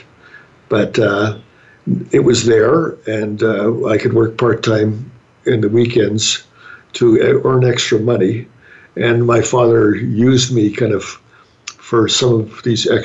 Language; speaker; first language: English; native; English